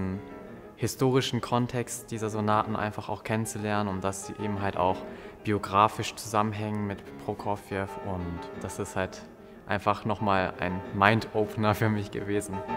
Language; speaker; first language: German; native; German